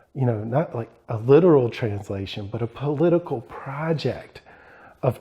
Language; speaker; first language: English; native; English